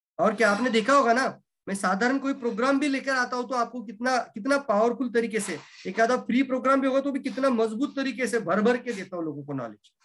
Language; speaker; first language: Hindi; non-native, local second language; Marathi